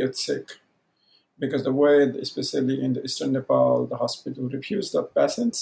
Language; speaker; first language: English; non-native, local second language; Maithili